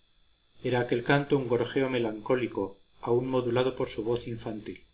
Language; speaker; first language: Spanish; native; Spanish